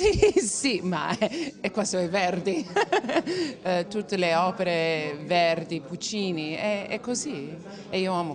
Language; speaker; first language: Italian; non-native, learner; English